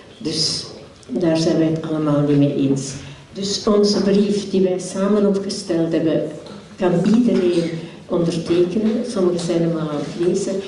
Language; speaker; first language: Dutch; native; Dutch